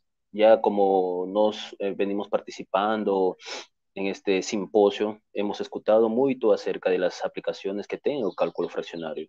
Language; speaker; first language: Spanish; native; Spanish